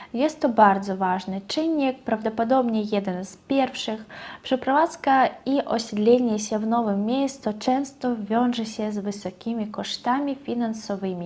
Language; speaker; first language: Polish; non-native, fluent; Russian